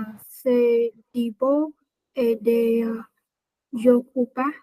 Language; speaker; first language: French; non-native, learner; Vietnamese